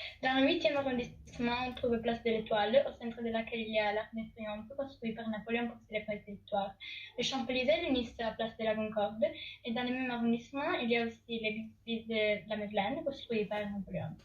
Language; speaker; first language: French; non-native, learner; Italian